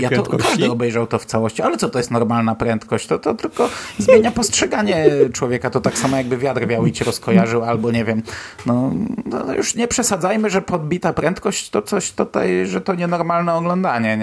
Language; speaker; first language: Polish; native; Polish